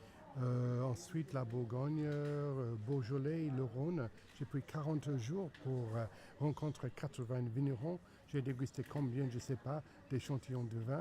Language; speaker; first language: French; non-native, fluent; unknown